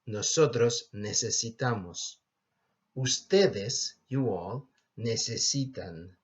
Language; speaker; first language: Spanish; non-native, fluent; English